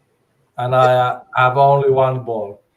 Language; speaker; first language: English; non-native, learner; Finnish